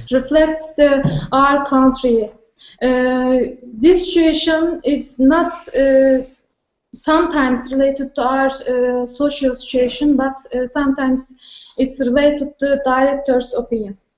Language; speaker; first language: English; non-native, learner; Turkish